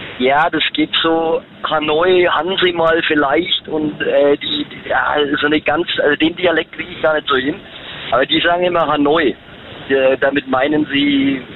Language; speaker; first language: German; native; German